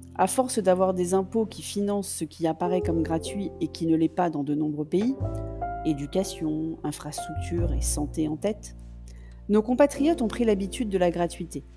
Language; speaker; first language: French; native; French